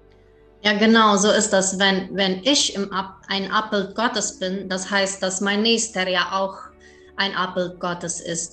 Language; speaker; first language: German; early bilingual, heritage; German